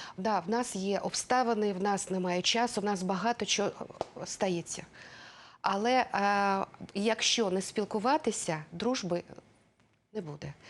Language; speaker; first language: Ukrainian; non-native, local second language; Russian